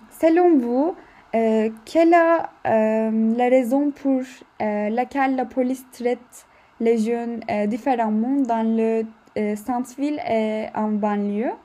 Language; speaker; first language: French; non-native, learner; Turkish